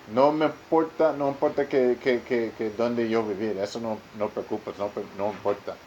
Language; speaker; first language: Spanish; non-native, learner; English